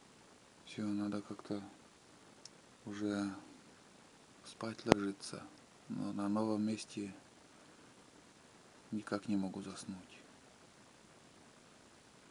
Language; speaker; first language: Russian; native; Russian